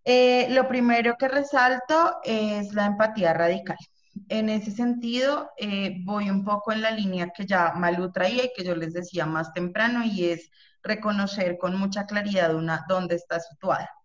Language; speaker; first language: Spanish; native; Spanish